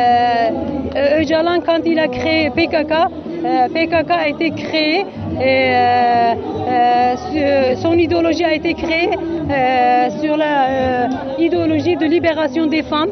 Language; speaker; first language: French; non-native, learner; Kurdish